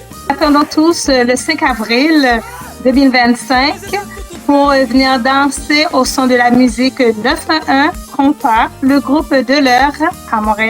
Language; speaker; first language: French; native; French